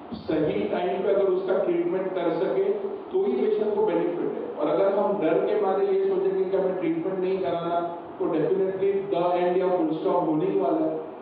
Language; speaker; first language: Hindi; non-native, local second language; Marathi